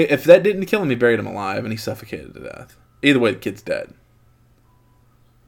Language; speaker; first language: English; native; English